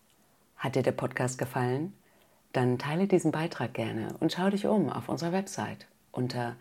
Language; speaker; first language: German; native; German